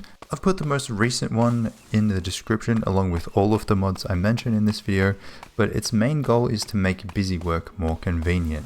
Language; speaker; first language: English; native; English